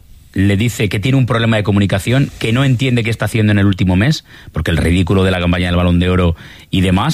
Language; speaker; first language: Spanish; native; Spanish